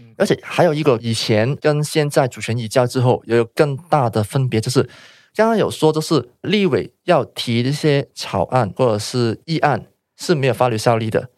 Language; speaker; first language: Chinese; non-native, local second language; Cantonese